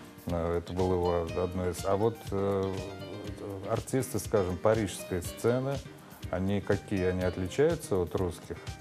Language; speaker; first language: Russian; native; Russian